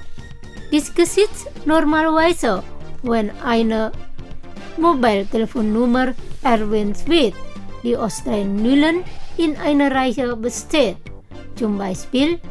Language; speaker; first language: German; non-native, fluent; Indonesian